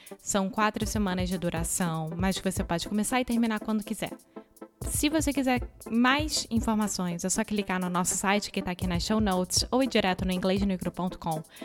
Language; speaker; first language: Portuguese; native; Portuguese